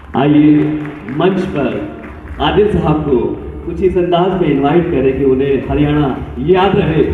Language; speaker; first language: Hindi; native; Hindi